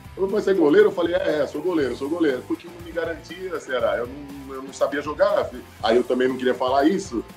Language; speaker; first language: Portuguese; early bilingual, heritage; Portuguese